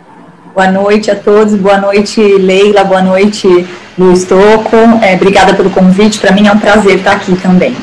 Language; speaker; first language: Portuguese; native; Portuguese